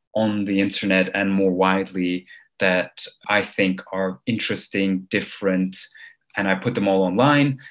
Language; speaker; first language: English; early bilingual, other home language; Armenian